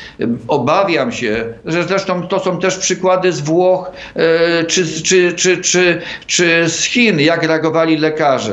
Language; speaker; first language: Polish; native; Polish